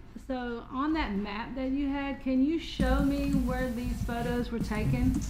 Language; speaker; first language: English; native; English